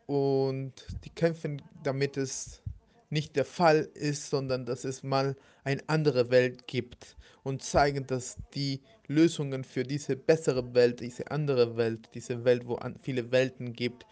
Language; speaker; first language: German; non-native, fluent; Spanish